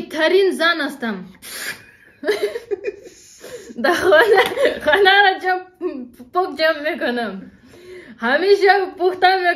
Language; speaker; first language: Persian; non-native, learner; German